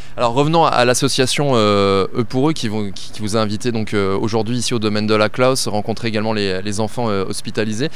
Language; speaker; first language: French; native; French